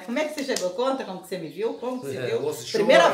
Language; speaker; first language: Portuguese; native; Portuguese